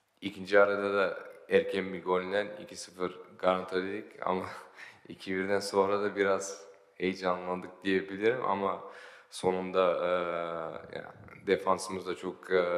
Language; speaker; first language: Turkish; early bilingual, heritage; Turkish